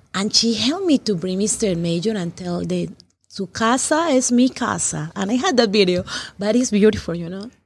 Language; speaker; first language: English; non-native, learner; Spanish